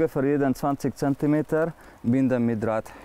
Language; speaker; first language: German; non-native, learner; Hungarian